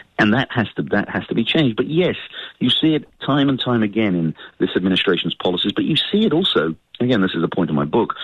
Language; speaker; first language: English; native; English